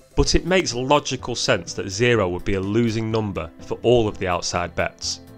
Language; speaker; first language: English; native; English